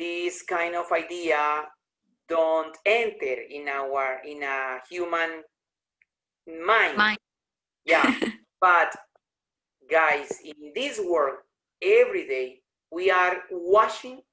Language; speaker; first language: English; non-native, learner; Spanish